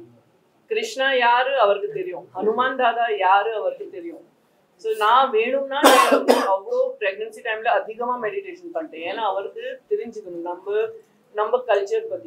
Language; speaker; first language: Tamil; non-native, local second language; Gujarati